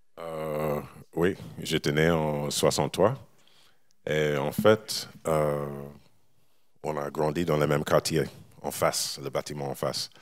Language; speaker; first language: French; non-native, fluent; English